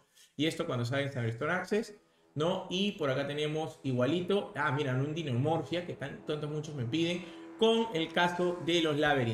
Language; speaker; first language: Spanish; native; Spanish